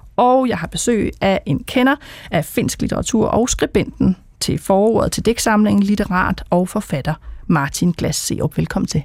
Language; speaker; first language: Danish; native; Danish